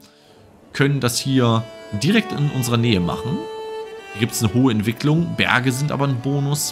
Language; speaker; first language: German; native; German